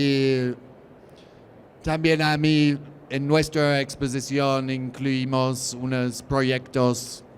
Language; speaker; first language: Spanish; non-native, learner; English